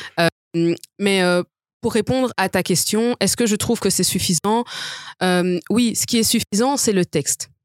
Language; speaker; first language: French; native; French